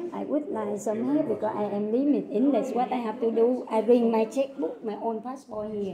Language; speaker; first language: English; non-native, learner; Vietnamese